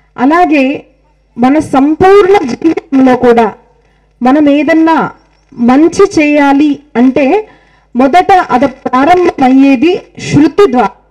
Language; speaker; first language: Telugu; non-native, local second language; Marathi